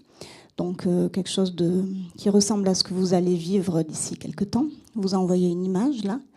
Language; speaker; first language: French; native; French